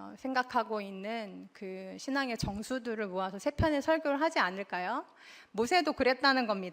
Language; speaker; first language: Korean; native; Korean